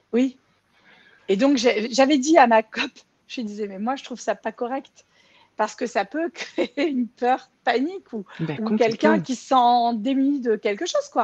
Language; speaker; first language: French; native; French